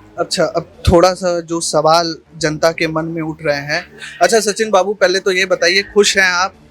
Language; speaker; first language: Hindi; native; Hindi